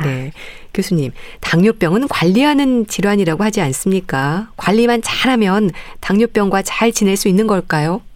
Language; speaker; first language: Korean; native; Korean